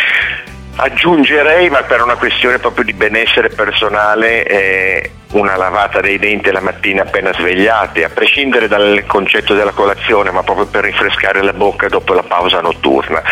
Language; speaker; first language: Italian; native; Italian